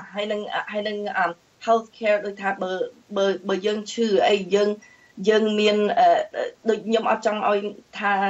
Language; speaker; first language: Khmer; early bilingual, heritage; Khmer